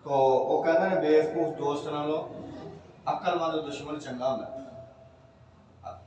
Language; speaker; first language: Urdu; non-native, local second language; Punjabi